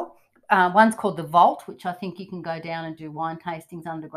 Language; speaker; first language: English; native; English